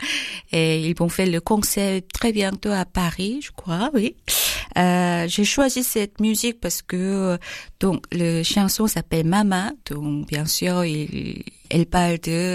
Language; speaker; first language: French; non-native, fluent; Korean